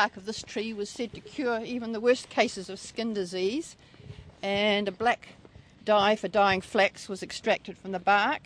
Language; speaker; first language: English; native; English